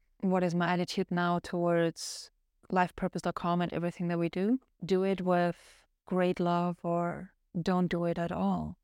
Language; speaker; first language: English; non-native, fluent; German